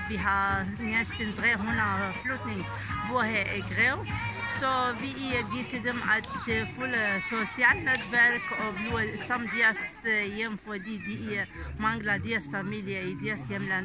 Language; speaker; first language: Danish; non-native, learner; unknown